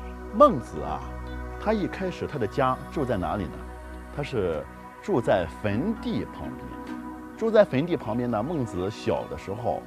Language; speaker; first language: Chinese; native; Chinese